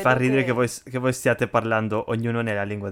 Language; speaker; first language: Italian; non-native, learner; Portuguese